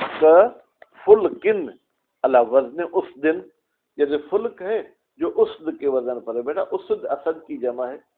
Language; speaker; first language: Urdu; non-native, local second language; Sindhi